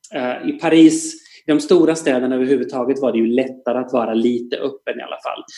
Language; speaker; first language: Swedish; native; Swedish